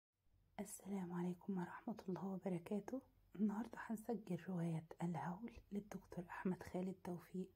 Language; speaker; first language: Arabic; native; Arabic